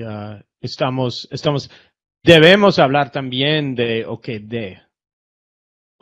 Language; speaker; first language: Spanish; non-native, fluent; English